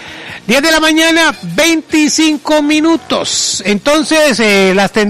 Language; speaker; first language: Spanish; native; Spanish